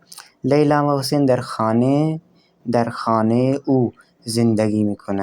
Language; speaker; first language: Persian; non-native, fluent; Urdu